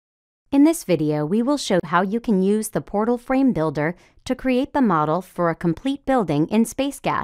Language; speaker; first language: English; native; English